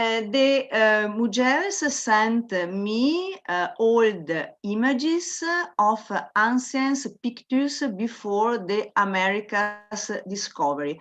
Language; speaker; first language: English; non-native, learner; Italian